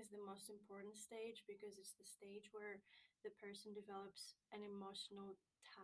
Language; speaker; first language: English; non-native, fluent; Greek